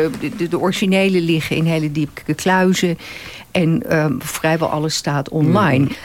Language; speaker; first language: Dutch; native; Dutch